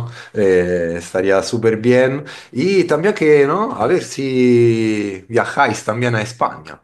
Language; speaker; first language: Spanish; non-native, learner; Italian